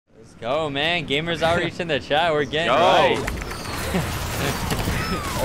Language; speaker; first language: English; native; English